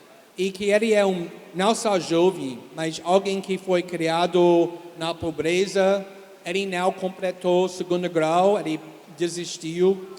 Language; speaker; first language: Portuguese; non-native, fluent; English